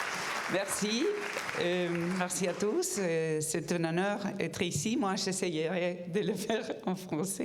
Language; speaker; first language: French; non-native, fluent; Spanish